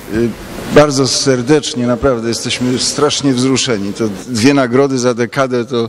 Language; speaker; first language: Polish; native; Polish